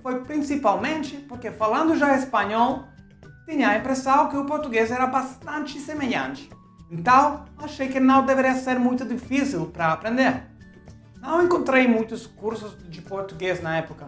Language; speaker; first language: Portuguese; non-native, fluent; Italian